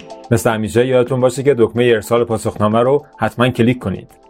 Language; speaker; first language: Persian; native; Persian